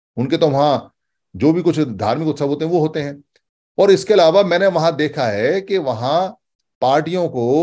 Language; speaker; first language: Hindi; native; Hindi